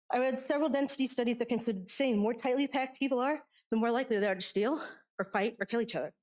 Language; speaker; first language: English; native; English